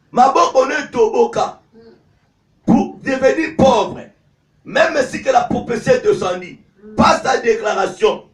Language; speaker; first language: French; non-native, local second language; Lingala